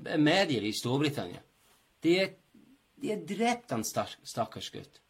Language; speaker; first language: Norwegian; non-native, fluent; English